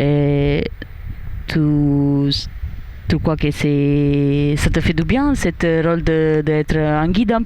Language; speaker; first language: French; non-native, learner; Italian